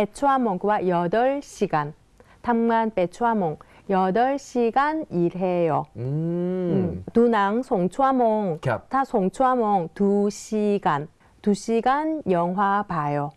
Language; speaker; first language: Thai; non-native, fluent; Korean